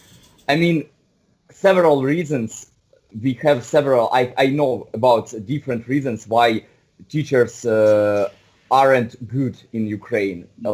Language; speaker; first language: English; non-native, fluent; Russian